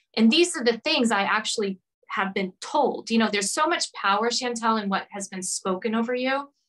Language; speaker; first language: English; native; English